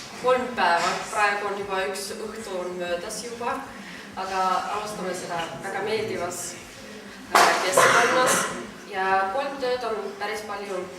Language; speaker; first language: Estonian; non-native, local second language; Russian